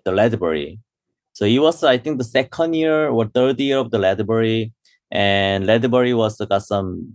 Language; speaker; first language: English; non-native, learner; Korean